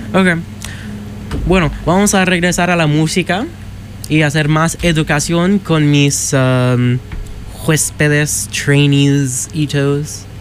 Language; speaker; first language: Spanish; non-native, learner; English